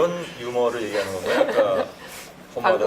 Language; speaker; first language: Korean; native; Korean